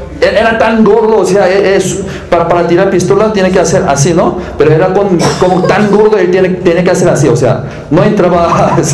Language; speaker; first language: Spanish; non-native, learner; Korean